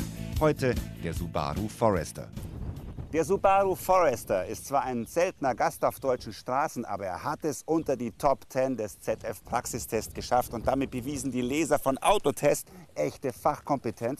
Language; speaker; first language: German; native; German